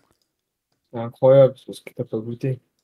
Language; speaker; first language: French; native; French